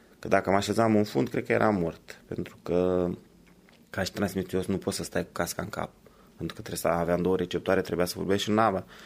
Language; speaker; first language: Romanian; native; Romanian